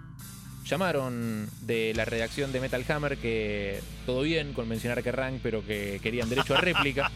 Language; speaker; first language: Spanish; native; Spanish